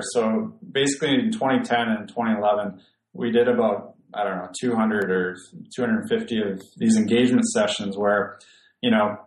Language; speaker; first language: English; native; English